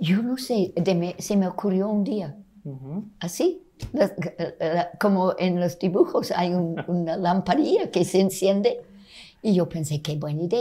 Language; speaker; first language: Spanish; non-native, fluent; English